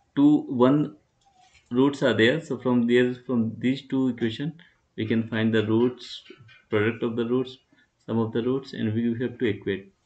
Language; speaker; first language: English; non-native, local second language; Hindi